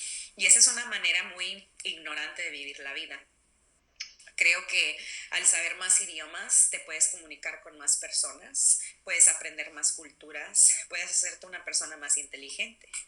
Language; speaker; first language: Spanish; early bilingual, other home language; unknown